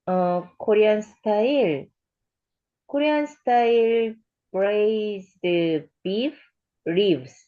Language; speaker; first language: English; non-native, learner; Korean